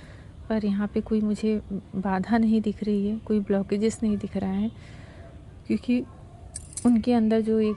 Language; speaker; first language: Hindi; native; Hindi